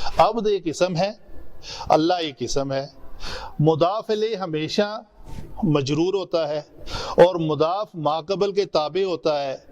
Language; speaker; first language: Urdu; non-native, local second language; Punjabi